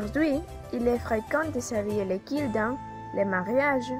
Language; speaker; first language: French; non-native, learner; Spanish